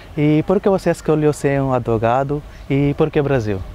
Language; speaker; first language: Portuguese; non-native, learner; Malayalam